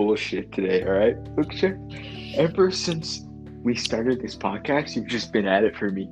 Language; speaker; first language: English; non-native, local second language; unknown